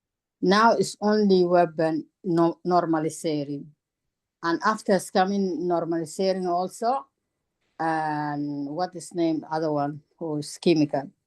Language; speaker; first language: English; non-native, learner; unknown